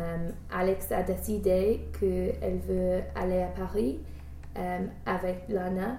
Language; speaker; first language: French; non-native, learner; English